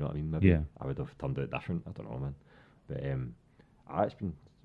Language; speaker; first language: English; non-native, local second language; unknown